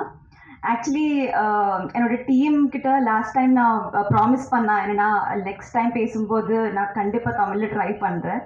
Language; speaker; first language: Tamil; non-native, learner; Telugu